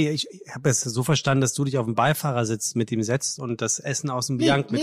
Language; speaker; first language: German; native; German